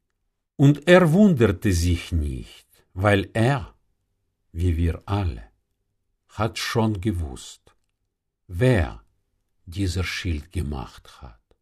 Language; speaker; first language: German; non-native, fluent; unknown